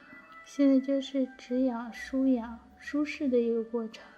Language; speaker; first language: Chinese; native; Chinese